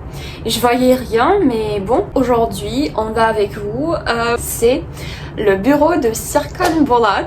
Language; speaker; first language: French; non-native, fluent; Russian